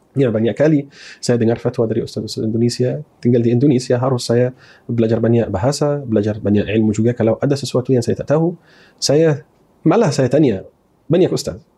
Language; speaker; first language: Malay; non-native, fluent; Arabic